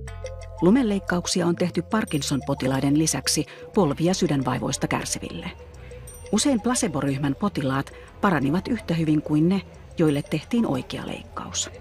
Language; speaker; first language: Finnish; native; Finnish